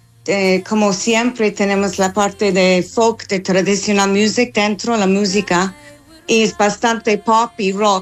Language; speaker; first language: Spanish; non-native, fluent; English